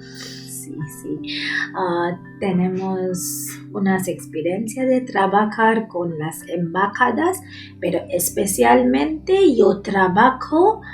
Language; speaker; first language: Spanish; non-native, learner; Bangla